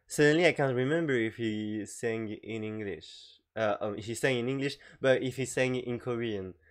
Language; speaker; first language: English; non-native, fluent; French